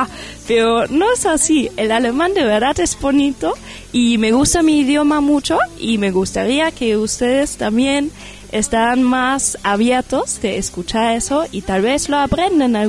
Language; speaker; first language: Spanish; non-native, fluent; German